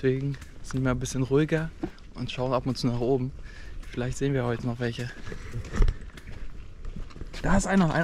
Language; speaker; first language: German; native; German